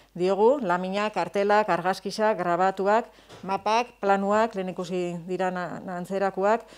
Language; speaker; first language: Basque; native; Basque